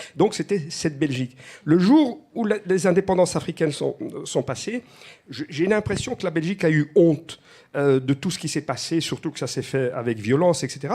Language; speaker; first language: French; native; French